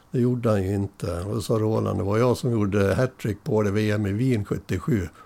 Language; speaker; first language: Swedish; native; Swedish